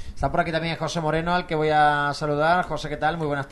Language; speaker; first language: Spanish; native; Spanish